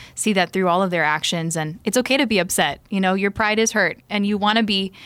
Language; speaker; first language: English; native; English